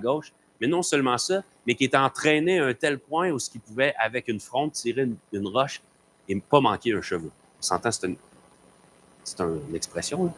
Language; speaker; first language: French; native; French